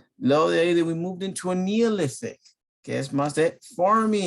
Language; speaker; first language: Spanish; early bilingual, heritage; Spanish